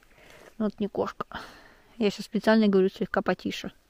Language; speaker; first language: Russian; native; Russian